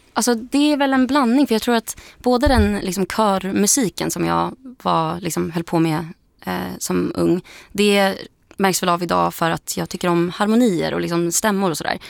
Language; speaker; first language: Swedish; early bilingual, heritage; Swedish